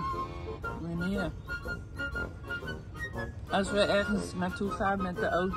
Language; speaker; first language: Dutch; early bilingual, heritage; English